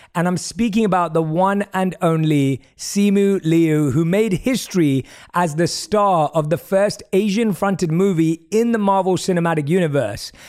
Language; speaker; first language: English; native; English